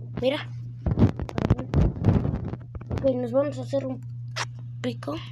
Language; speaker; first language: Spanish; early bilingual, heritage; Spanish